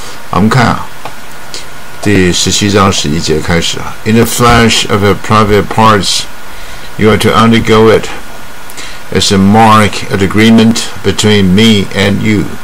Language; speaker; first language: English; non-native, fluent; Chinese